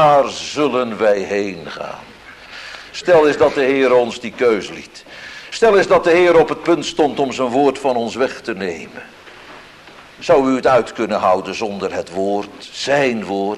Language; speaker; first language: Dutch; native; Dutch